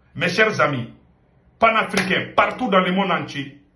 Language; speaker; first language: French; non-native, local second language; Bambara